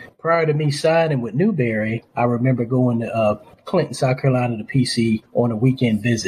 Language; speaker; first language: English; native; English